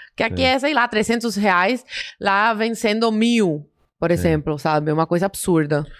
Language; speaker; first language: Portuguese; early bilingual, other home language; Spanish